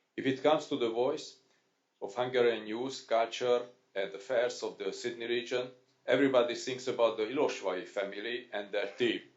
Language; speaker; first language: English; non-native, fluent; Hungarian